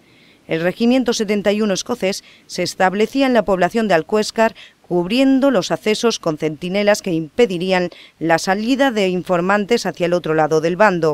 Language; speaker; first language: Spanish; native; Spanish